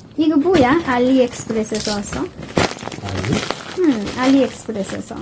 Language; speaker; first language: Korean; non-native, learner; Bangla